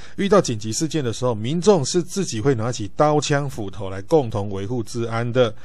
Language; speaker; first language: Chinese; native; Chinese